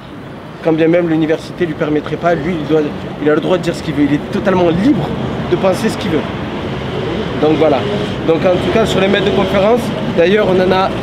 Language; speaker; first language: French; native; French